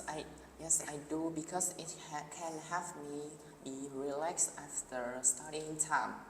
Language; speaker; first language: English; non-native, learner; Vietnamese